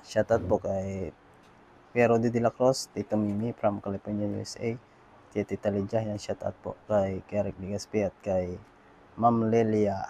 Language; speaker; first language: Filipino; native; Filipino